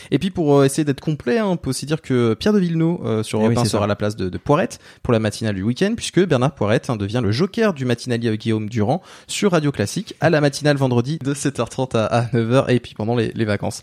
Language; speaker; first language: French; native; French